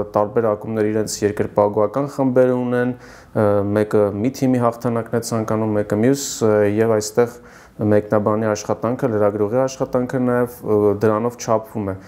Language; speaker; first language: Armenian; native; Armenian